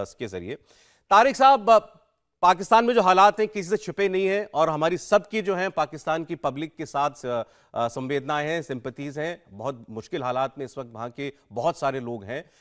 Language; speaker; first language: Hindi; native; Hindi